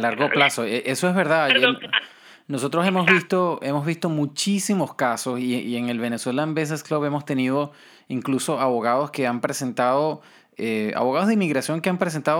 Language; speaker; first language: Spanish; native; Spanish